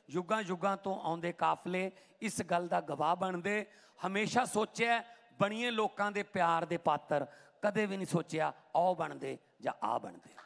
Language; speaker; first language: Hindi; non-native, local second language; Punjabi